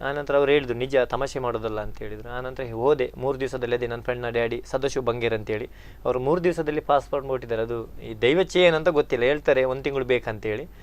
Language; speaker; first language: Kannada; non-native, local second language; Tulu